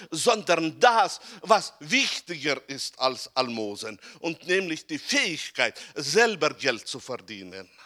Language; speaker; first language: German; non-native, fluent; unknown